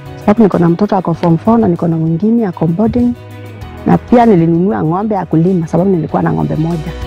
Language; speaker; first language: Swahili; non-native, local second language; Kamba